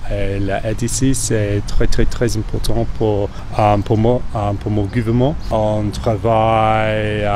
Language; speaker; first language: French; non-native, fluent; English